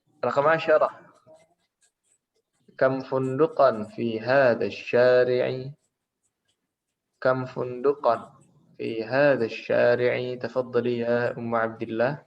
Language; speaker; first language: Arabic; non-native, fluent; Indonesian